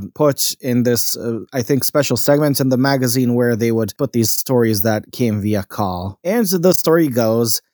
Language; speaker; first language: English; non-native, fluent; Bosnian